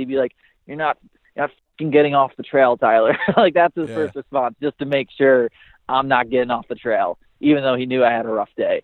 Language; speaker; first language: English; native; English